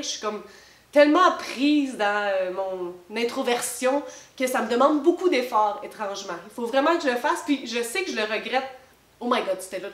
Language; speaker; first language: French; native; French